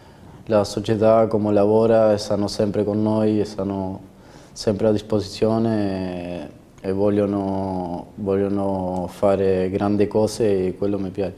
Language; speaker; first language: Italian; non-native, fluent; Spanish